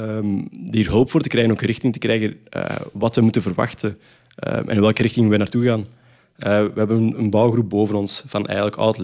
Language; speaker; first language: Dutch; native; Dutch